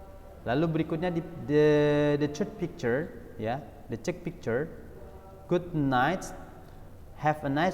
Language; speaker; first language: English; non-native, learner; Indonesian